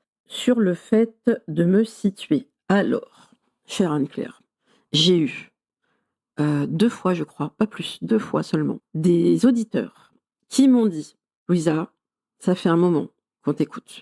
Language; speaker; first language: French; native; French